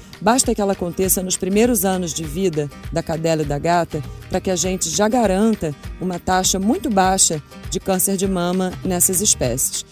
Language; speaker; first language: Portuguese; native; Portuguese